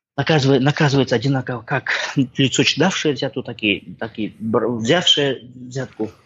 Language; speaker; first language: Russian; non-native, local second language; Kazakh